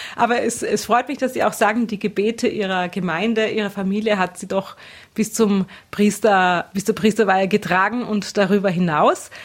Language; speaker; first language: German; native; German